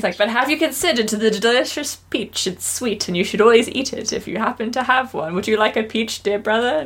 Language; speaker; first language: English; native; English